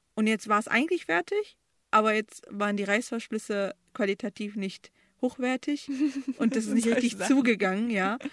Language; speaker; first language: German; early bilingual, other home language; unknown